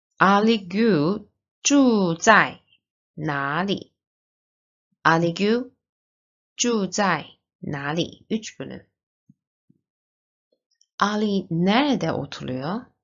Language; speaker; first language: Turkish; non-native, learner; Chinese